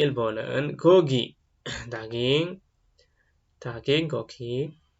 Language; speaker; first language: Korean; non-native, fluent; Indonesian